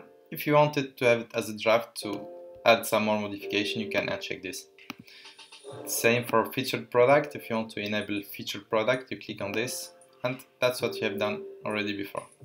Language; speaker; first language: English; non-native, fluent; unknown